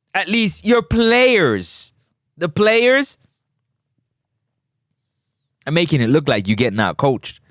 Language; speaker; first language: English; native; English